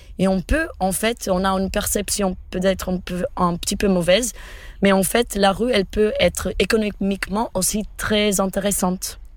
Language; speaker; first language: French; non-native, fluent; Portuguese